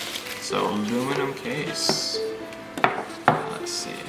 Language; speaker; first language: English; native; English